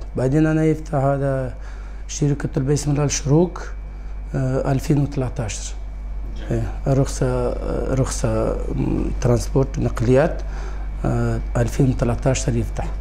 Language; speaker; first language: Arabic; non-native, learner; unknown